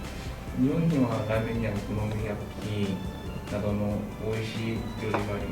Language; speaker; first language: Japanese; non-native, fluent; Korean